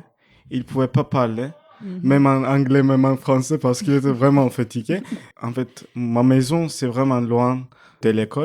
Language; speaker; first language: French; non-native, fluent; Turkish